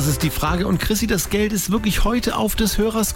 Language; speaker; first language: German; native; German